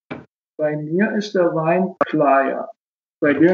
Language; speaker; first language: German; non-native, fluent; Russian